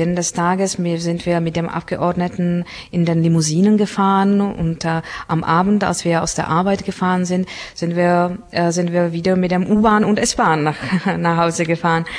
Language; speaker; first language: German; non-native, fluent; Czech